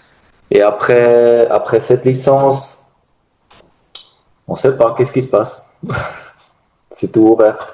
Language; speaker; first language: French; non-native, learner; German